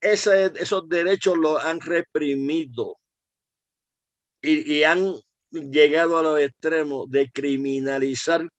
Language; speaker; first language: Spanish; native; Spanish